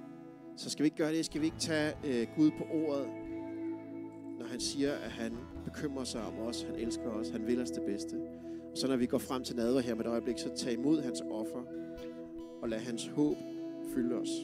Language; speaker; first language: Danish; native; Danish